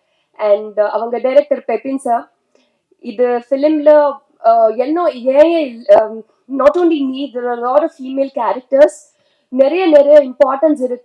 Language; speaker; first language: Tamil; non-native, learner; Telugu